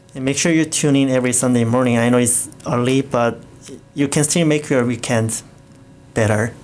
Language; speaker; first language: English; non-native, fluent; Korean